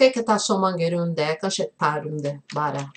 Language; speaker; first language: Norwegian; non-native, fluent; Portuguese